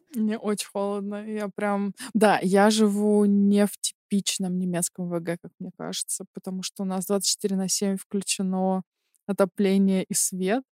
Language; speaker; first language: Russian; native; Russian